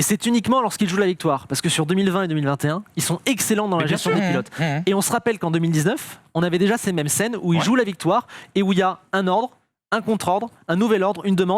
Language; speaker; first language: French; native; French